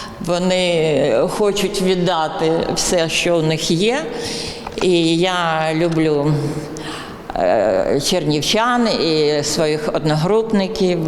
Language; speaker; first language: Ukrainian; non-native, local second language; Russian